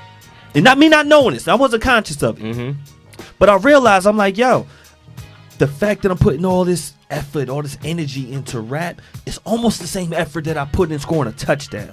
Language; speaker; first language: English; native; English